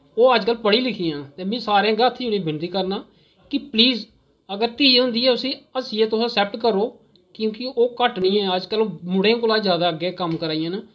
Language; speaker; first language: Punjabi; non-native, local second language; Dogri